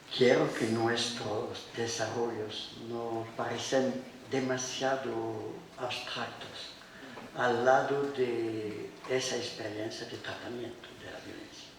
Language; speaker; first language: Spanish; non-native, learner; French